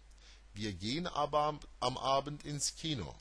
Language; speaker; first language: German; non-native, fluent; Turkish